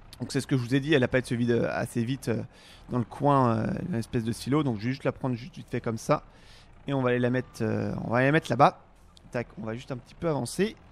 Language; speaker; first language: French; native; French